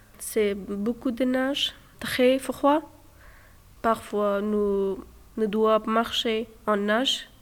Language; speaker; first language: French; non-native, learner; Persian